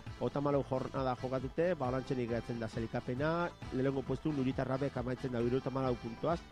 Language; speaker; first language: Basque; native; Basque